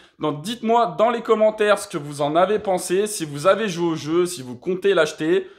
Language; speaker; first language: French; native; French